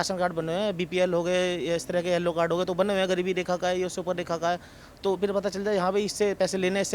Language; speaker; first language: Hindi; native; Hindi